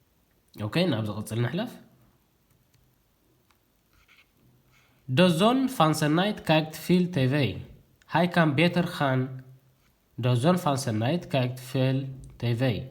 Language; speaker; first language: Dutch; non-native, learner; Tigrinya